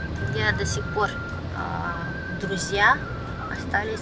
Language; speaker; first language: Russian; early bilingual, other home language; Vietnamese